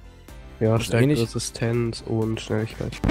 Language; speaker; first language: German; native; German